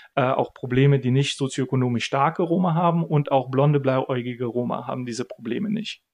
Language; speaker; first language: German; early bilingual, other home language; Bulgarian